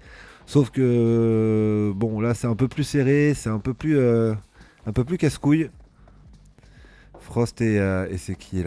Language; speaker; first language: French; native; French